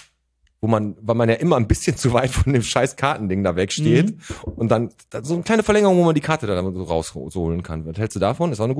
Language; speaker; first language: German; native; German